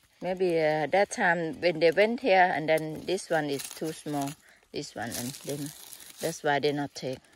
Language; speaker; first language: English; non-native, learner; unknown